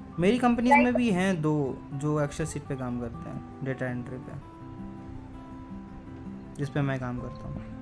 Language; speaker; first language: Hindi; native; Hindi